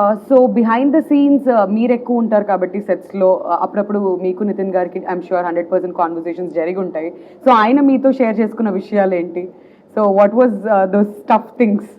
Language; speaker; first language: Telugu; native; Telugu